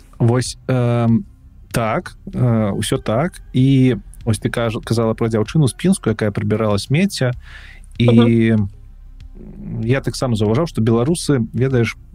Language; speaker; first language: Belarusian; non-native, local second language; Russian